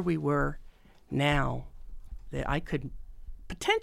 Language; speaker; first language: English; native; English